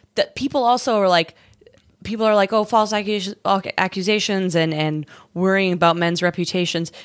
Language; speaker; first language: English; native; English